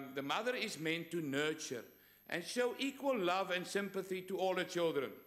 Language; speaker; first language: English; non-native, local second language; Afrikaans